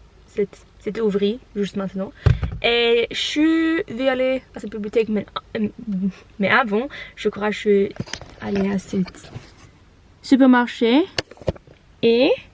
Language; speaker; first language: French; non-native, learner; Norwegian